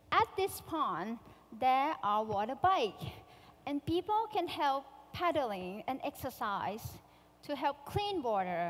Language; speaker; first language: English; non-native, fluent; Thai